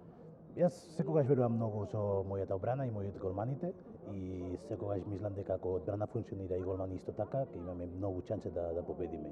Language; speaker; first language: Macedonian; non-native, fluent; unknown